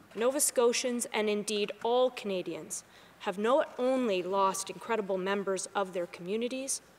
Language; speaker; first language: English; native; English